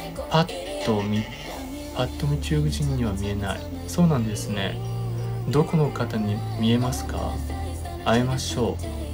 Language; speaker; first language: Japanese; non-native, fluent; Chinese